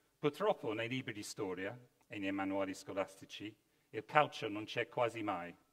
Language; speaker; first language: Italian; non-native, fluent; English